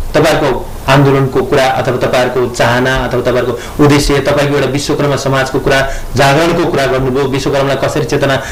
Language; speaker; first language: Nepali; native; Nepali